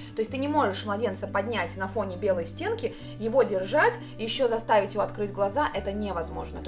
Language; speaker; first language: Russian; native; Russian